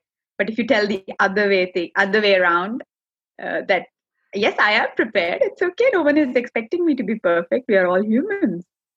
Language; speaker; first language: English; non-native, local second language; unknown